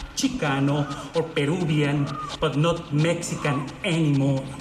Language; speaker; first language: English; non-native, fluent; Spanish